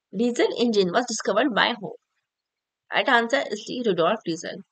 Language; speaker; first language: English; non-native, local second language; Urdu